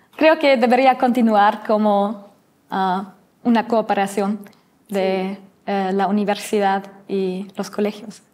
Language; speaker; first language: Spanish; non-native, learner; German